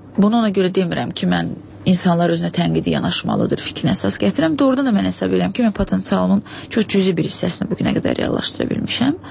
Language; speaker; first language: Azerbaijani; native; Azerbaijani